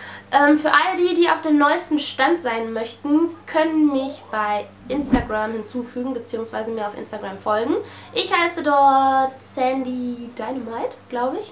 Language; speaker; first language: German; native; German